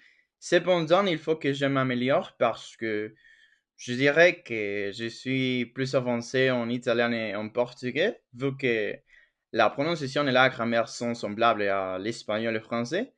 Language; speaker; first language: French; non-native, fluent; Spanish